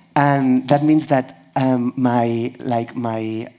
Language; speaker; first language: English; non-native, fluent; Catalan